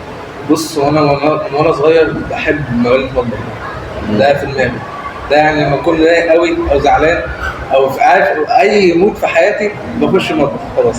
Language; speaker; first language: Arabic; native; Arabic